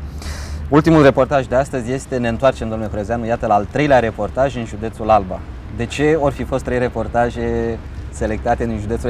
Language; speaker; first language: Romanian; native; Romanian